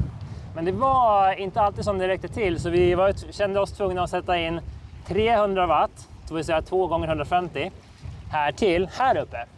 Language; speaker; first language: Swedish; native; Swedish